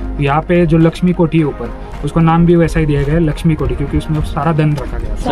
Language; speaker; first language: Hindi; non-native, local second language; Marathi